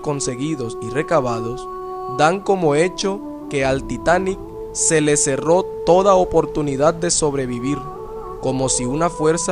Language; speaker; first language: Spanish; native; Spanish